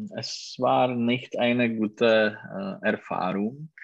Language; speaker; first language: German; non-native, learner; Czech